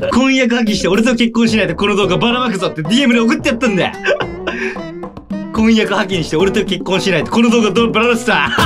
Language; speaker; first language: Japanese; native; Japanese